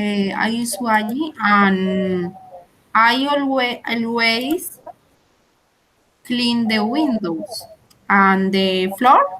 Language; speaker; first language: English; non-native, learner; Spanish